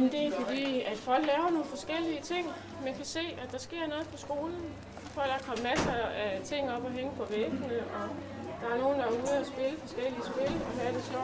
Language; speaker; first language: Danish; native; Danish